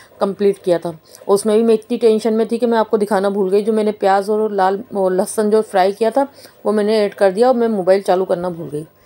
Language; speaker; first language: Hindi; native; Hindi